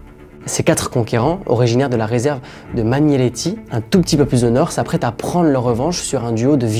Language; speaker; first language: French; native; French